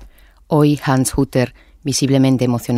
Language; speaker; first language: Spanish; native; Spanish